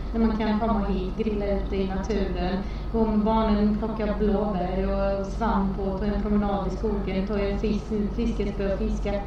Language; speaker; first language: Swedish; non-native, fluent; Romanian